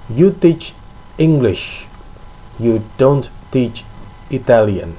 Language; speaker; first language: English; non-native, fluent; Indonesian